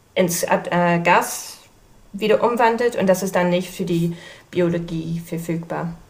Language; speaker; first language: German; non-native, fluent; English